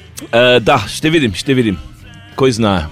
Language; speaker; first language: Bulgarian; non-native, learner; English